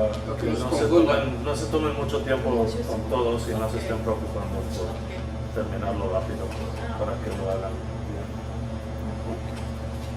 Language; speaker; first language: Spanish; early bilingual, heritage; Spanish